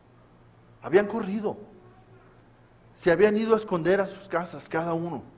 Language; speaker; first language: Spanish; native; Spanish